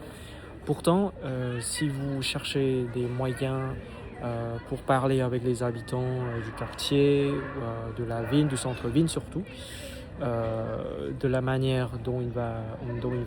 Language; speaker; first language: French; non-native, fluent; Vietnamese